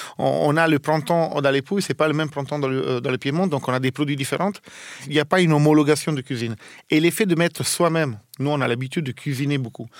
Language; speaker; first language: French; non-native, fluent; Italian